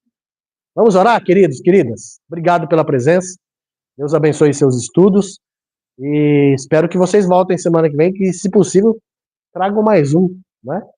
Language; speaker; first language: Portuguese; native; Portuguese